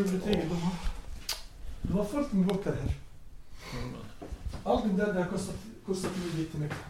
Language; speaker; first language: Swedish; non-native, local second language; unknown